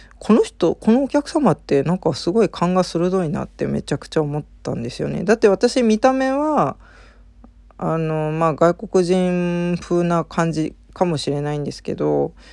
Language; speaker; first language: Japanese; native; Japanese